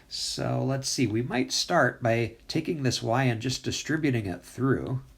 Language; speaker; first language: English; native; English